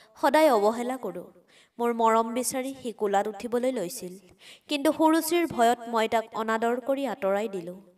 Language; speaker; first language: Assamese; native; Assamese